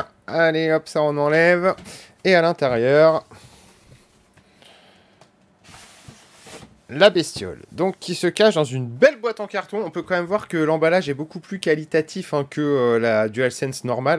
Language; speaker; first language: French; native; French